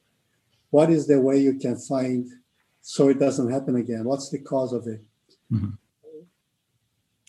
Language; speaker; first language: English; non-native, fluent; Portuguese